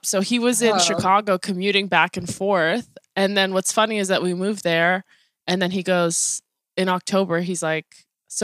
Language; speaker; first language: English; early bilingual, other home language; Persian